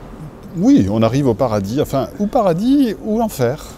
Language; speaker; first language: French; native; French